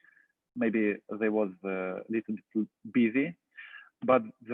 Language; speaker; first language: English; non-native, fluent; Russian